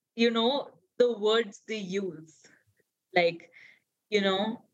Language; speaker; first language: English; non-native, local second language; Hindi